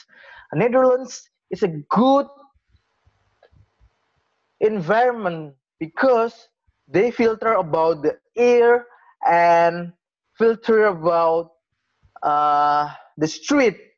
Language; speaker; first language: English; non-native, learner; Indonesian